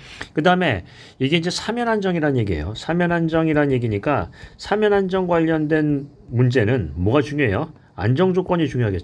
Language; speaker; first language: Korean; native; Korean